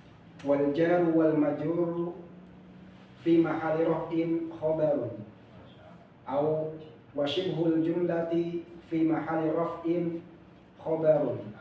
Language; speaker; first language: Arabic; non-native, learner; Indonesian